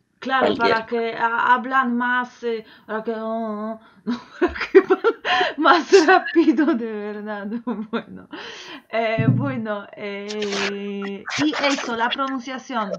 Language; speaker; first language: Spanish; non-native, fluent; Polish